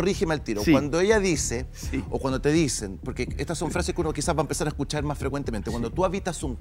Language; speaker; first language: Spanish; native; Spanish